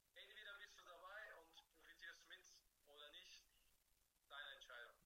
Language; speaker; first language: German; non-native, fluent; Bulgarian